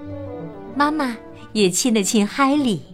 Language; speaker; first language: Chinese; native; Chinese